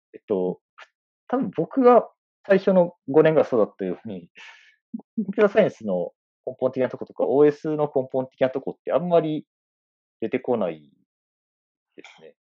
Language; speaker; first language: Japanese; native; Japanese